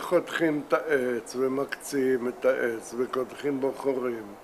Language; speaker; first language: Hebrew; non-native, fluent; Russian